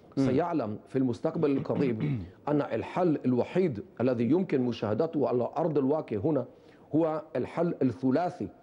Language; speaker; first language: Arabic; non-native, fluent; Hebrew